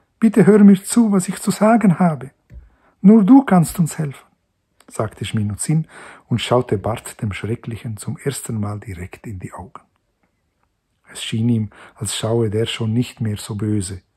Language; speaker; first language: German; non-native, local second language; Romansh